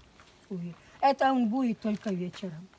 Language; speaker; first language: Russian; native; Russian